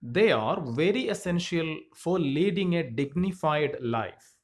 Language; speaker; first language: English; non-native, local second language; Malayalam